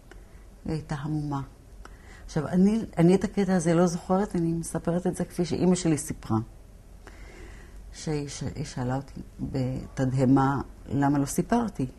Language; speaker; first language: Hebrew; early bilingual, other home language; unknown